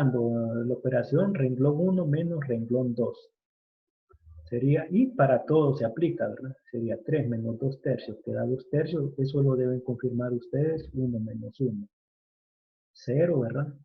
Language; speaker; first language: Spanish; native; Spanish